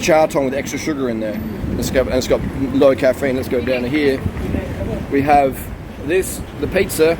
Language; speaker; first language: English; native; English